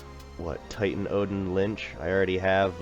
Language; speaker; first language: English; native; English